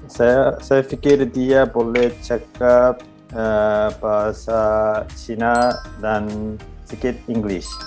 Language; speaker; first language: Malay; non-native, learner; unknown